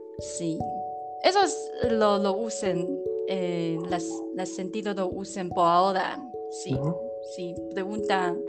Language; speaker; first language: Spanish; non-native, learner; Chinese